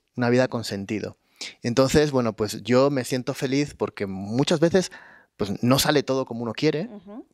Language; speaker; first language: Spanish; native; Spanish